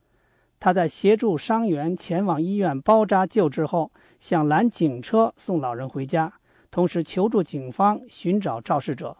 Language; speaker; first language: Chinese; native; Chinese